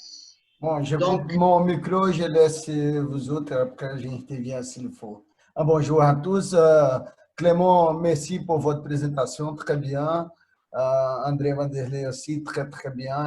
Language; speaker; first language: French; non-native, fluent; Portuguese